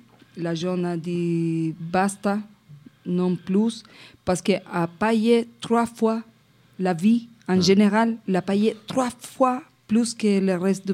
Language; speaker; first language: French; non-native, fluent; Spanish